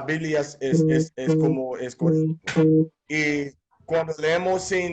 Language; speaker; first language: Spanish; non-native, fluent; English